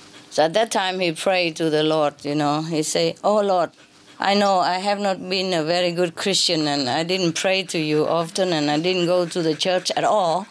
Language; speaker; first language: English; non-native, fluent; Vietnamese